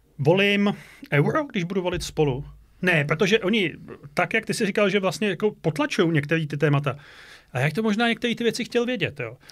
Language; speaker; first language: Czech; native; Czech